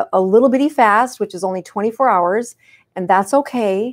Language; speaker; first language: English; native; English